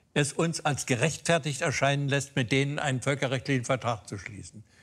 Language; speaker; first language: German; native; German